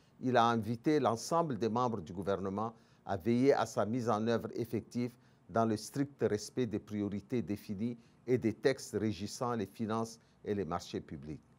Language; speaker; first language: French; non-native, local second language; Arabic